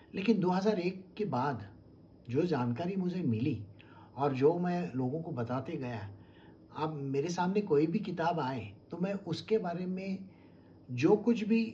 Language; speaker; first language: Hindi; non-native, local second language; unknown